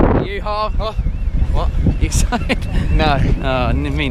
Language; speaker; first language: English; native; English